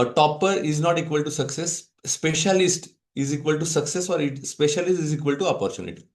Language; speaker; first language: Hindi; non-native, local second language; Marathi